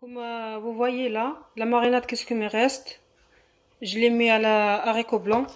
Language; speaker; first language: French; non-native, local second language; Arabic